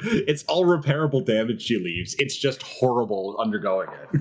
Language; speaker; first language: English; native; English